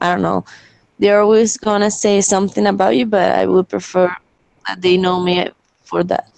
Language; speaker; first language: English; non-native, learner; Spanish